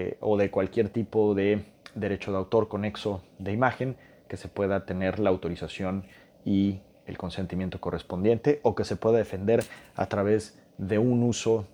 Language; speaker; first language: Spanish; native; Spanish